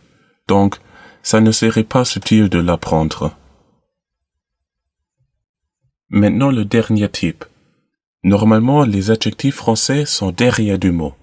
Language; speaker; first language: French; non-native, learner; German